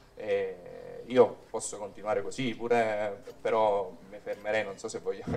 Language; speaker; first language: Italian; native; Italian